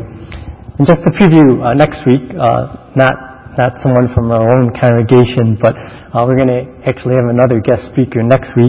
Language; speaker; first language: English; native; English